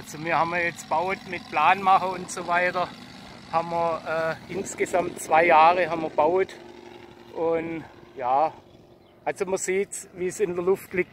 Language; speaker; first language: German; native; German